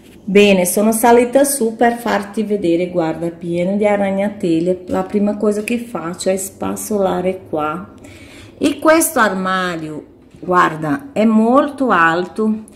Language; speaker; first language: Italian; non-native, fluent; Portuguese